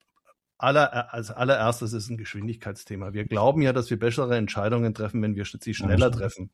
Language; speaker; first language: German; native; German